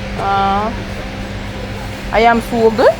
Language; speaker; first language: Turkish; non-native, learner; Kazakh